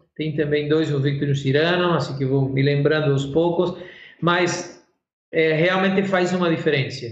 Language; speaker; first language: Portuguese; non-native, fluent; Spanish